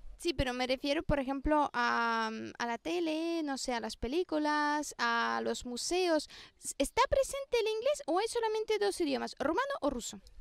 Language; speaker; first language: Spanish; native; Spanish